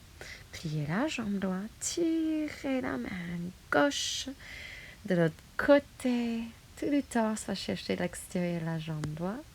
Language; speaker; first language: French; non-native, fluent; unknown